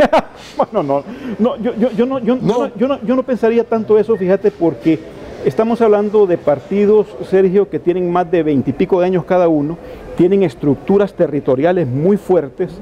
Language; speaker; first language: Spanish; native; Spanish